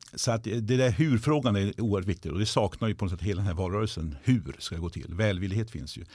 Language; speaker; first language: Swedish; native; Swedish